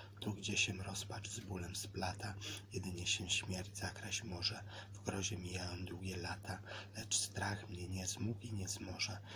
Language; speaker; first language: Polish; native; Polish